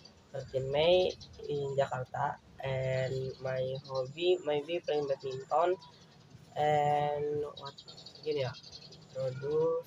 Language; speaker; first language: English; non-native, learner; Indonesian